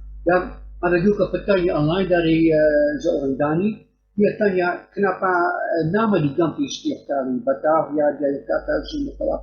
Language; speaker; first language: Indonesian; non-native, fluent; Dutch